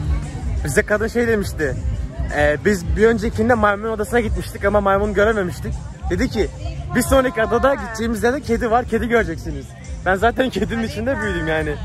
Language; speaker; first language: Turkish; native; Turkish